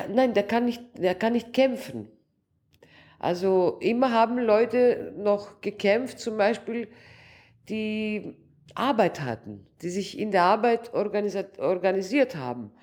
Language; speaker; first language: German; non-native, local second language; Greek